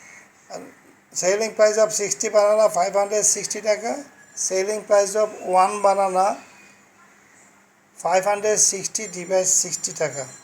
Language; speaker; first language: English; non-native, fluent; Bangla